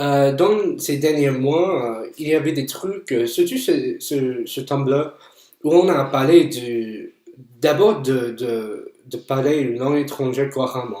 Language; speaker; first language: French; non-native, fluent; English